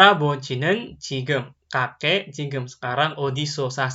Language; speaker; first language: Korean; non-native, fluent; Indonesian